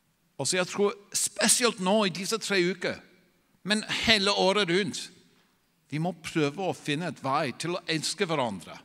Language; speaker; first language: Norwegian; non-native, fluent; English